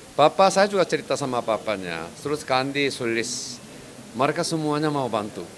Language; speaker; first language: Indonesian; non-native, fluent; Korean